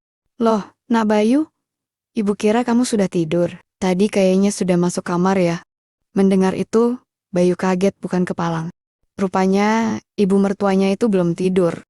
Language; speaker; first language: Indonesian; native; Indonesian